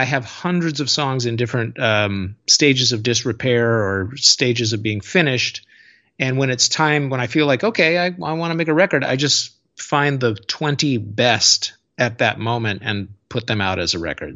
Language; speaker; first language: English; native; English